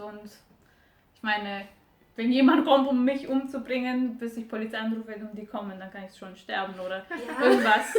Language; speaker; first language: German; non-native, fluent; Romanian